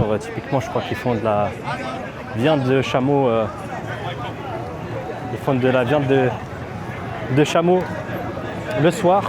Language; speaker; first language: French; native; French